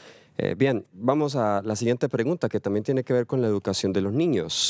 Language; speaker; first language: Spanish; native; Spanish